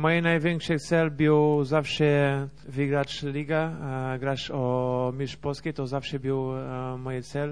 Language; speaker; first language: Polish; non-native, learner; Portuguese